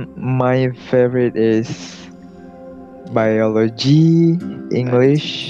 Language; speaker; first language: English; non-native, learner; Indonesian